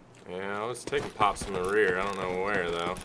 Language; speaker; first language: English; native; English